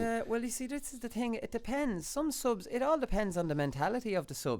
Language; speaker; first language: English; native; English